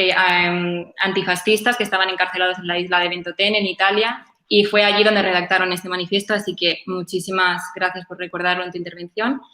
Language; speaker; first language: Spanish; native; Spanish